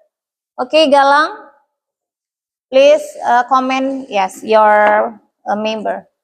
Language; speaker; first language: English; non-native, learner; Indonesian